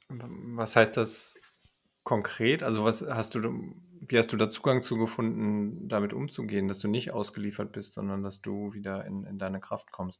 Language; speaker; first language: German; native; German